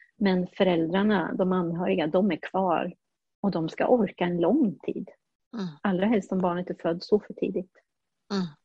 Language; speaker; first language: Swedish; early bilingual, heritage; Swedish